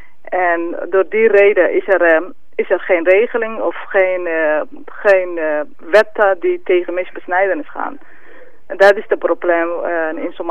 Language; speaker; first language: Dutch; non-native, fluent; Somali